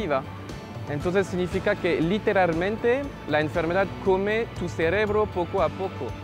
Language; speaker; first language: Spanish; non-native, fluent; French